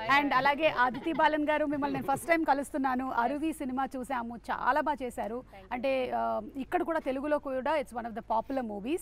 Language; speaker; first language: Telugu; native; Telugu